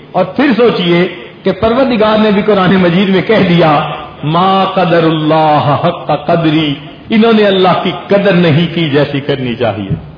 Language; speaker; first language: Urdu; non-native, local second language; Punjabi